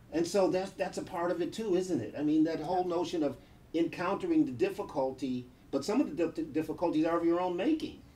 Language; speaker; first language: English; native; English